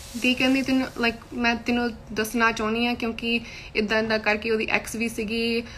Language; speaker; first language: Punjabi; early bilingual, heritage; Punjabi